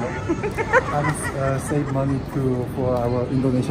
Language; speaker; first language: English; non-native, fluent; Korean